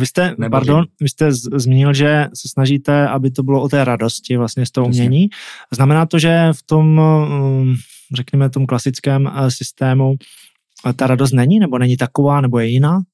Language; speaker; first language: Czech; native; Czech